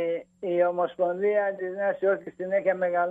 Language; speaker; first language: Greek; native; Greek